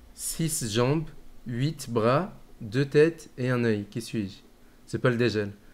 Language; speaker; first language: French; early bilingual, other home language; Arabic